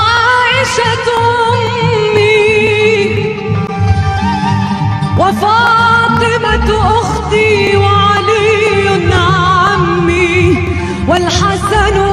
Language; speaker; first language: Arabic; non-native, fluent; Indonesian